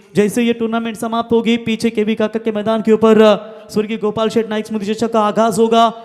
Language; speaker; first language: Hindi; non-native, local second language; Marathi